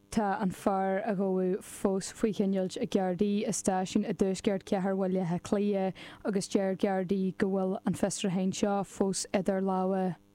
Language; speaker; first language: Irish; native; Irish